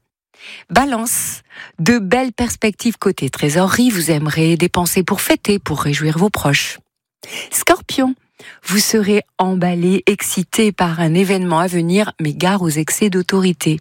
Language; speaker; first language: French; native; French